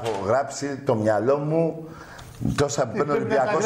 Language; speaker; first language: Greek; native; Greek